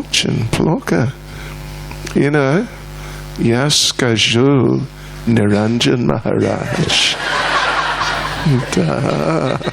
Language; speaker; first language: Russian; non-native, learner; English